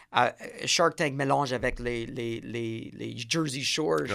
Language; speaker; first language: French; non-native, learner; English